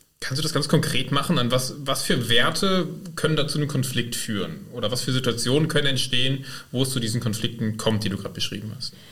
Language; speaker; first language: German; native; German